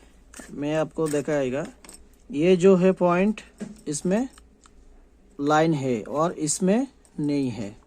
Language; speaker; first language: Hindi; non-native, local second language; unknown